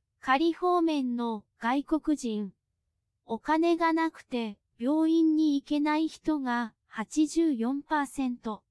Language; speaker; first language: Japanese; non-native, fluent; Cantonese